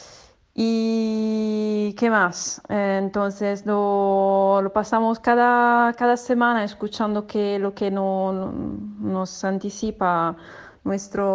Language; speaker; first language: Spanish; non-native, fluent; Italian